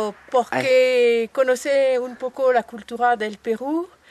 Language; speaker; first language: Spanish; non-native, learner; French